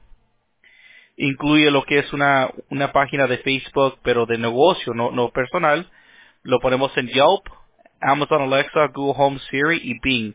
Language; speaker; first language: Spanish; early bilingual, heritage; Spanish